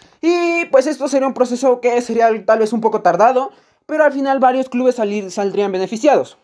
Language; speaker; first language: Spanish; native; Spanish